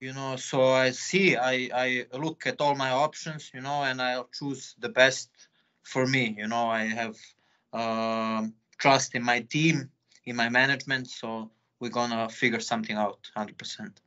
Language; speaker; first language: English; non-native, fluent; Serbian